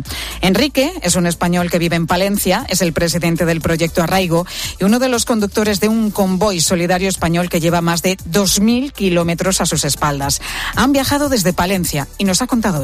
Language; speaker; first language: Spanish; native; Spanish